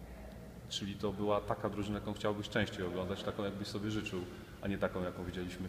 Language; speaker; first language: Polish; native; Polish